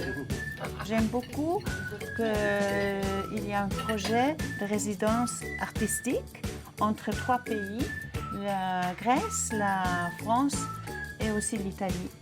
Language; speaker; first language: French; non-native, fluent; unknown